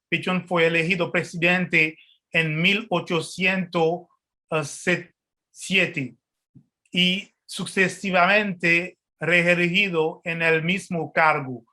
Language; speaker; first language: Spanish; non-native, fluent; French